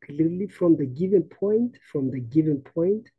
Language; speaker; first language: English; non-native, local second language; Amharic